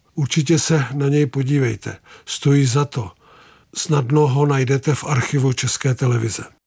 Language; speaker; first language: Czech; native; Czech